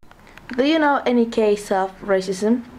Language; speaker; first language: English; non-native, learner; Spanish